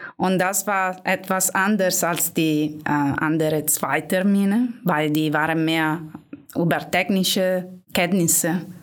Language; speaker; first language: German; non-native, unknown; Italian